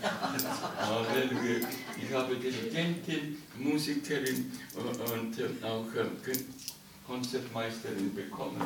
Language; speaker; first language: German; non-native, learner; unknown